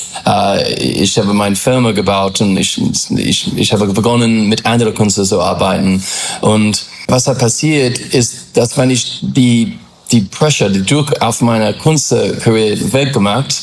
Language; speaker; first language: German; non-native, learner; English